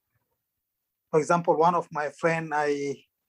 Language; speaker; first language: English; non-native, fluent; Arabic